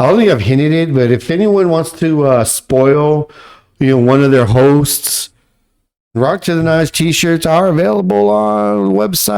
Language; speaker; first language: English; native; English